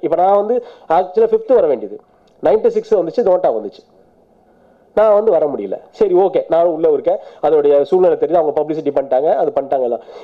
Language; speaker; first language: Tamil; native; Tamil